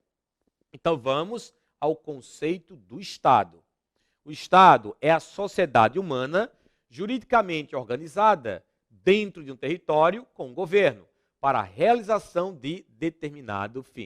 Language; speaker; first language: Portuguese; native; Portuguese